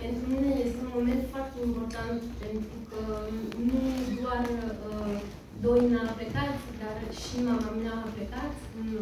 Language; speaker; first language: Romanian; early bilingual, heritage; French